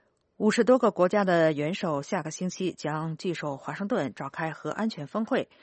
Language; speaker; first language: Chinese; native; Chinese